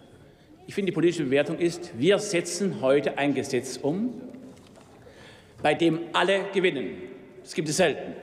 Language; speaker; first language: German; native; German